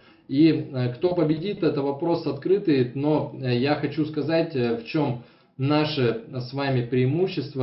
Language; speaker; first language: Russian; native; Russian